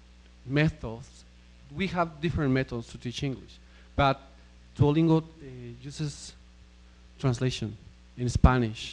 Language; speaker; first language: English; non-native, fluent; Spanish